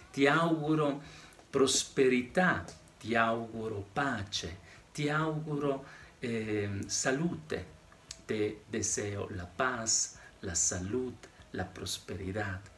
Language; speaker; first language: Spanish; non-native, fluent; Italian